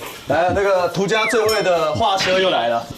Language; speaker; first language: Chinese; native; Chinese